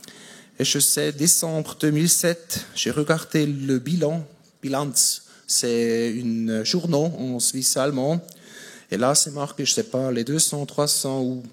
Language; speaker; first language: French; non-native, fluent; German